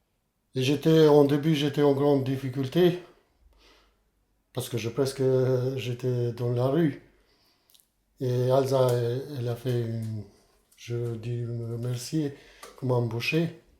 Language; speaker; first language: French; non-native, learner; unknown